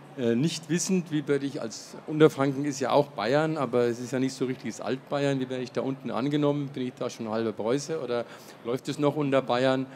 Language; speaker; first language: German; native; German